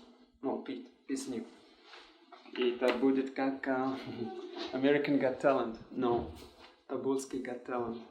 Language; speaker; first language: Russian; non-native, learner; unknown